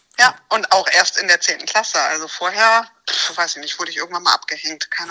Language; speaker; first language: German; native; German